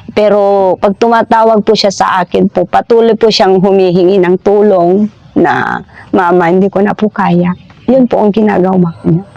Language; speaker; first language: Filipino; non-native, local second language; Iloko